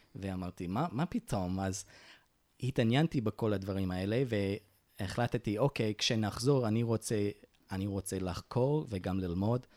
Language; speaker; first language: Hebrew; non-native, fluent; English